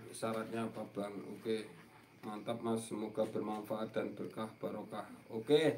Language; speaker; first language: Indonesian; non-native, local second language; Javanese